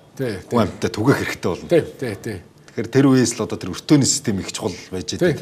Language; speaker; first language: Mongolian; native; Mongolian